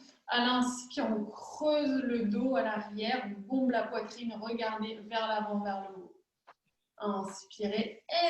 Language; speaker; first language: French; native; French